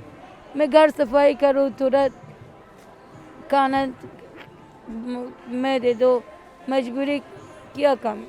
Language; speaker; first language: Hindi; non-native, learner; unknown